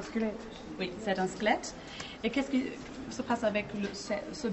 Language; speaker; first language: French; non-native, fluent; German